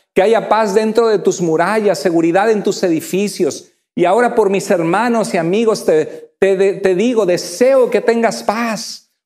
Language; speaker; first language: Spanish; native; Spanish